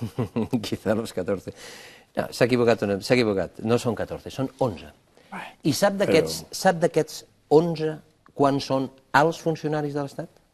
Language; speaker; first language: Catalan; native; Catalan